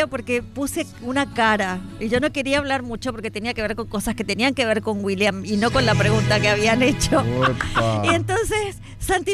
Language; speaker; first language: Spanish; native; Spanish